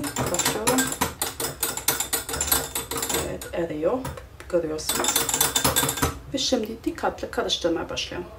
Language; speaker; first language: Turkish; non-native, fluent; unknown